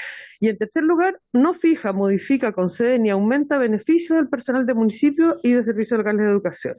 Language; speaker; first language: Spanish; native; Spanish